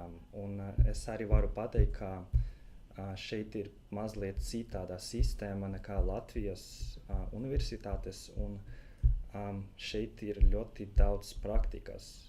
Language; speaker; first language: Latvian; non-native, local second language; Russian